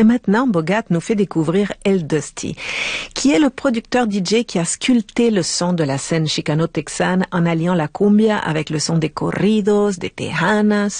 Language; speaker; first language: French; native; French